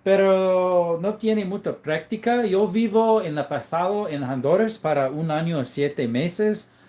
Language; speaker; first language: Spanish; non-native, learner; English